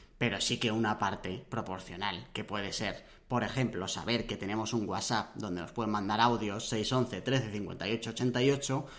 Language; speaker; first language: Spanish; native; Spanish